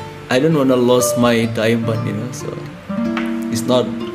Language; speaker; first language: English; non-native, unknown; Indonesian